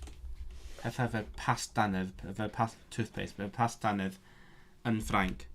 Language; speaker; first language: Welsh; non-native, learner; Cantonese